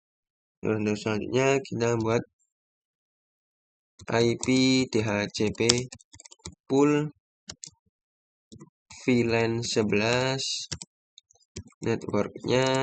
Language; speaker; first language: Indonesian; native; Indonesian